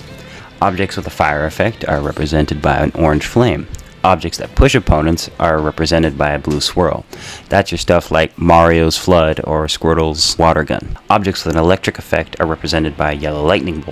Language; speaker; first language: English; native; English